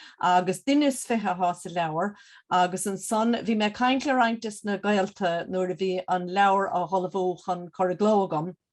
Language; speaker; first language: Irish; native; Irish